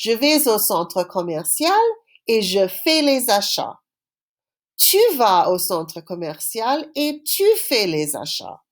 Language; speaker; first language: French; non-native, fluent; English